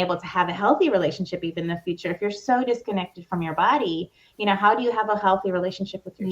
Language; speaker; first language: English; native; English